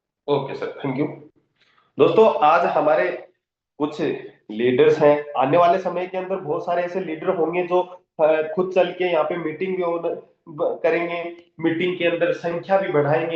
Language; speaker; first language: Hindi; native; Hindi